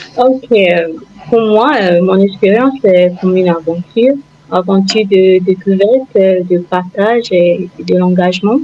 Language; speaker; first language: French; non-native, fluent; Igbo